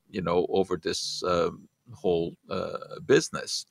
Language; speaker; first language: English; non-native, fluent; Hungarian